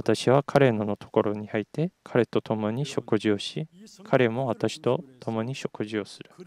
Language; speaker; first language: Japanese; non-native, fluent; Korean